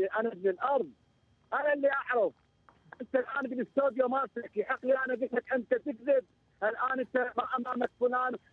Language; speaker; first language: Arabic; native; Arabic